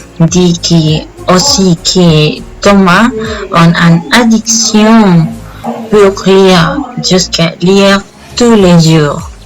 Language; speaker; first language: French; non-native, learner; Spanish